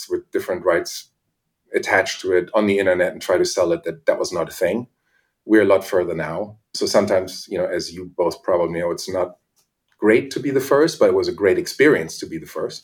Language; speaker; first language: English; non-native, fluent; German